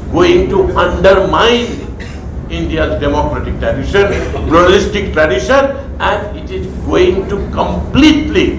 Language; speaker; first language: English; non-native, local second language; Bangla